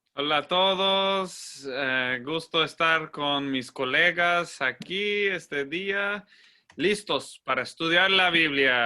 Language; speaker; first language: Spanish; non-native, fluent; English